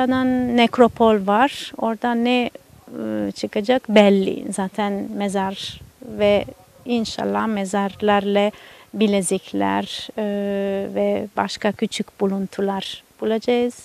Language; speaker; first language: Turkish; non-native, learner; Italian